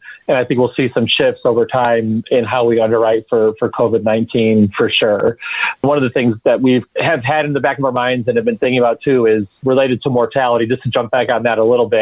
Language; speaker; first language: English; native; English